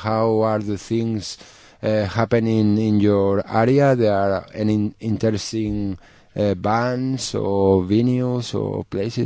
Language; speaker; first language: English; non-native, learner; Spanish